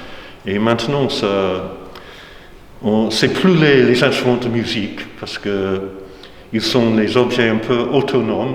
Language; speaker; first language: French; non-native, fluent; English